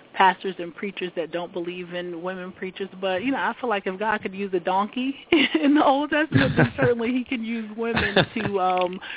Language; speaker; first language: English; native; English